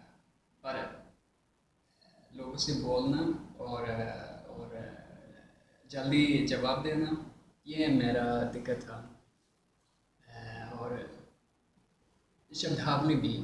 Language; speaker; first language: Hindi; non-native, fluent; Swedish